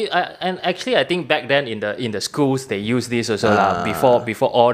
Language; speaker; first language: English; non-native, local second language; Min Nan Chinese